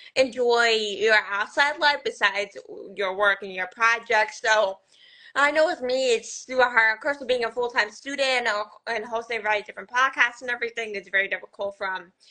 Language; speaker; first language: English; native; English